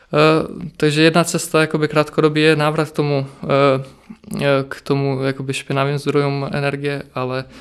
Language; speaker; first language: Czech; early bilingual, other home language; Ukrainian